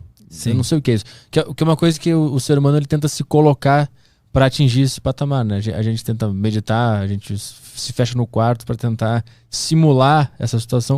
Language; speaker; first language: Portuguese; native; Portuguese